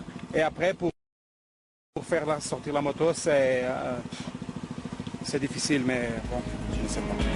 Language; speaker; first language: French; non-native, learner; Portuguese